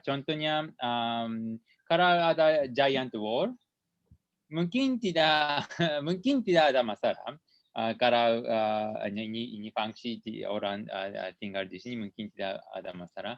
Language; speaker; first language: Indonesian; non-native, learner; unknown